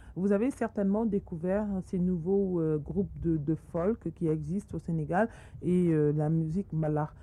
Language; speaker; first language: French; non-native, local second language; Wolof